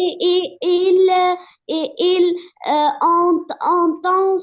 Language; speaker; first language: French; non-native, learner; Arabic